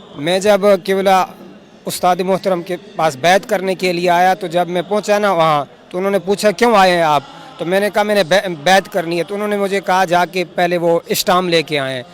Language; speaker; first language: Urdu; non-native, local second language; Pahari-Potwari